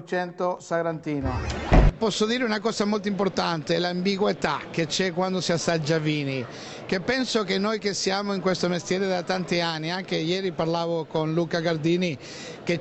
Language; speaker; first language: Italian; non-native, fluent; Spanish